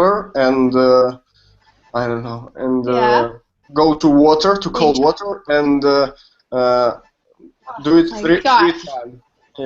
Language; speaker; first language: English; non-native, learner; Russian